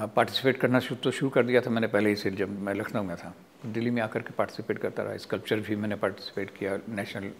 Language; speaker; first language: Hindi; native; Hindi